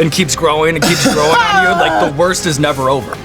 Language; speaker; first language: English; native; English